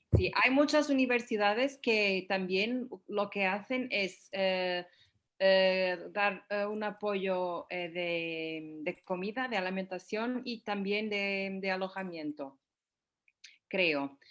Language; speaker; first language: Spanish; non-native, fluent; Portuguese